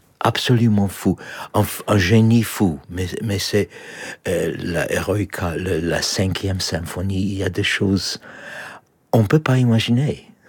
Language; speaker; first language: French; non-native, fluent; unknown